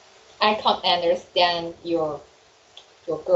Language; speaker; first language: English; non-native, learner; Chinese